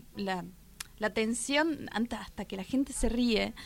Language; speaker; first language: Spanish; native; Spanish